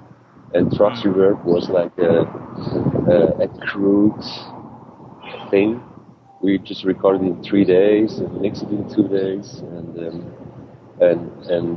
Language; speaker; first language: English; non-native, fluent; Swiss German